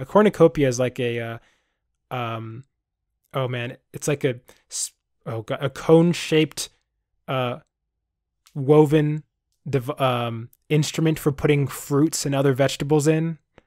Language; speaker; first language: English; native; English